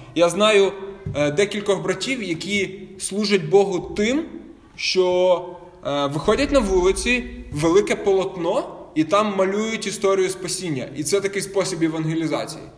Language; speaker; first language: Ukrainian; non-native, local second language; Russian